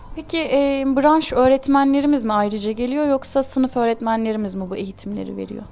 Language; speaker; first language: Turkish; native; Turkish